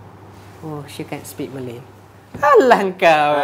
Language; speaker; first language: Malay; native; Malay